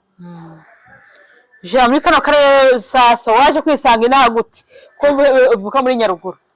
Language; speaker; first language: Kinyarwanda; native; Kinyarwanda